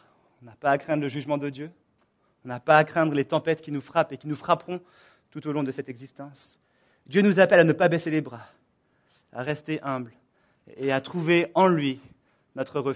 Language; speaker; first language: French; native; French